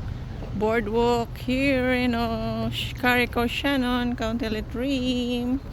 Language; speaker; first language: English; non-native, local second language; Filipino